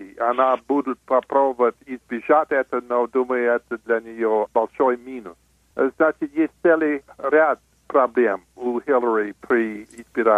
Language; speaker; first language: Russian; non-native, fluent; English